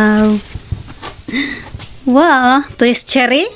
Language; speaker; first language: Polish; non-native, learner; Filipino